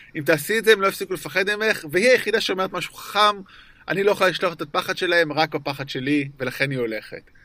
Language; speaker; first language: Hebrew; native; Hebrew